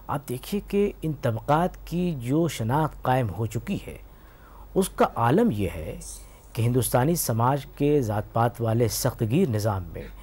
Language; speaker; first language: Urdu; native; Urdu